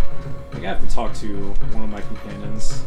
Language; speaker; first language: English; native; English